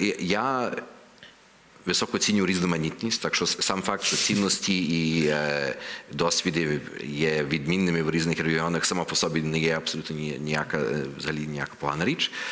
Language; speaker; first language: Ukrainian; early bilingual, heritage; Ukrainian